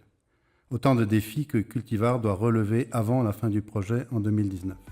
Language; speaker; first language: French; native; French